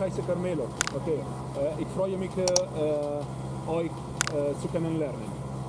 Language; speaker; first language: German; non-native, learner; Italian